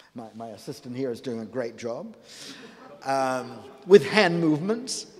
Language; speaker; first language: English; native; English